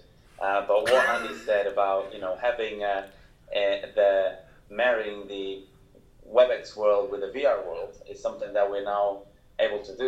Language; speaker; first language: English; non-native, fluent; Portuguese